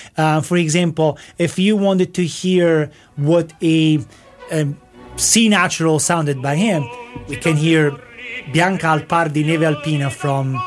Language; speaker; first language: English; non-native, fluent; Italian